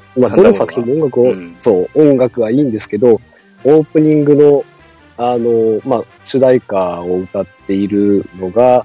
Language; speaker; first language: Japanese; native; Japanese